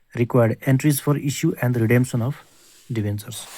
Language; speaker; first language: English; non-native, local second language; Nepali